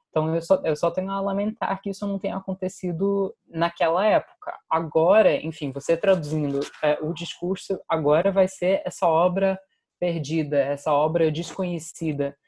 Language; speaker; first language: Portuguese; non-native, fluent; English